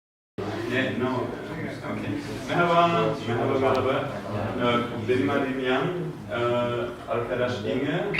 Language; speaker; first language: Turkish; non-native, learner; German